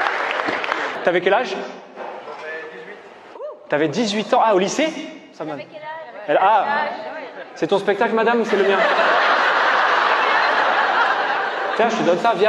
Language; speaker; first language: French; native; French